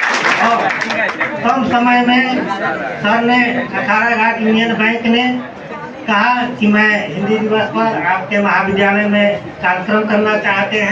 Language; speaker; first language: Hindi; native; Hindi